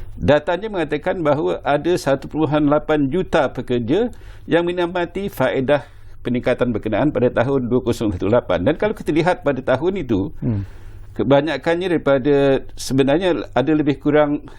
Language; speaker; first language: Malay; native; Malay